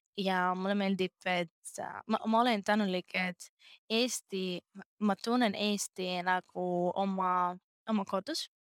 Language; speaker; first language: Estonian; non-native, learner; Greek